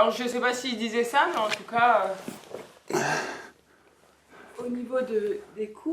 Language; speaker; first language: French; native; French